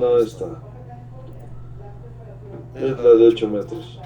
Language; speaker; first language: Spanish; native; Spanish